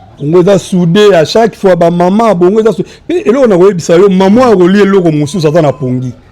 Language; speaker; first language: Lingala; native; Lingala